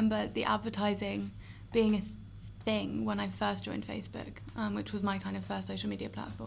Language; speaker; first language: English; native; English